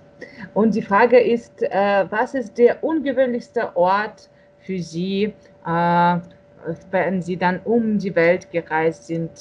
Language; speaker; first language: German; non-native, fluent; Russian